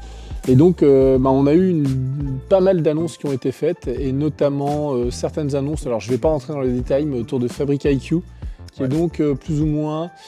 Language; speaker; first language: French; native; French